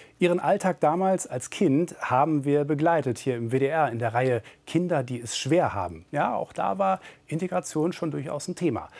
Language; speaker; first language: German; native; German